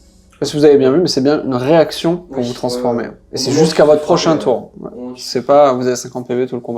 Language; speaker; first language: French; native; French